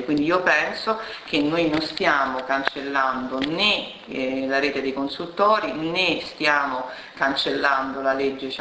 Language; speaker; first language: Italian; native; Italian